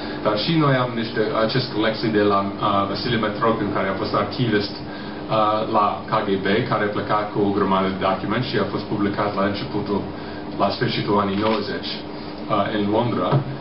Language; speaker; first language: Romanian; non-native, fluent; English